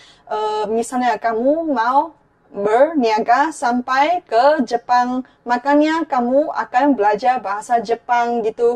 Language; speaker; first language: Indonesian; non-native, fluent; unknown